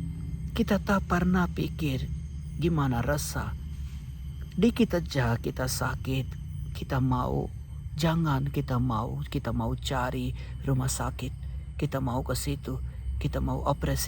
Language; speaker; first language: Indonesian; non-native, fluent; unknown